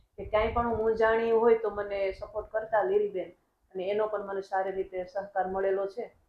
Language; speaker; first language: Gujarati; native; Gujarati